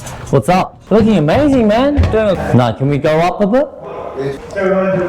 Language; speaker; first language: English; early bilingual, other home language; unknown